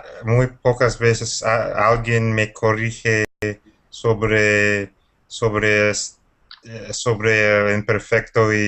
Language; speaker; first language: Spanish; non-native, fluent; English